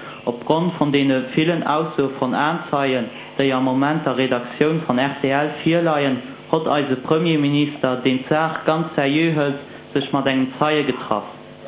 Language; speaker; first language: German; non-native, local second language; Luxembourgish